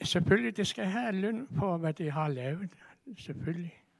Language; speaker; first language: Danish; non-native, local second language; Kalaallisut